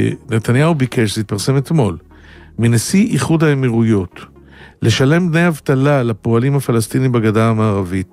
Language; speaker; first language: Hebrew; native; Hebrew